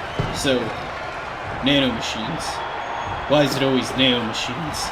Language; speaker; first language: English; native; English